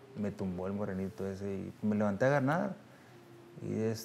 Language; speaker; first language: Spanish; native; Spanish